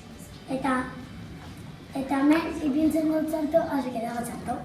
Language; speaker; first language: Basque; non-native, local second language; Spanish